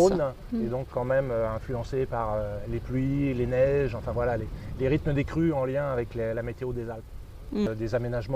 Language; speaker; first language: French; native; French